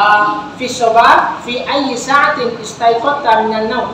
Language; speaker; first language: Arabic; non-native, fluent; Indonesian